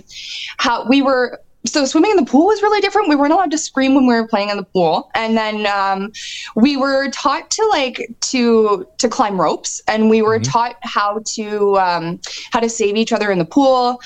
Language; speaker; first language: English; native; English